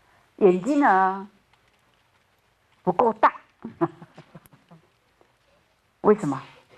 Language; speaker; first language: Chinese; native; Chinese